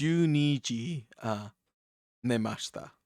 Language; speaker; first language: Japanese; non-native, learner; English